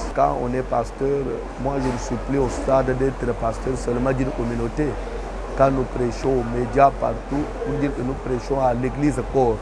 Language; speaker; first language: French; non-native, local second language; Lingala